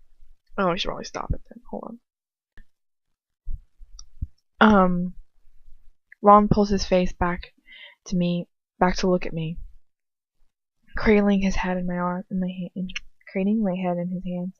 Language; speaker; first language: English; native; English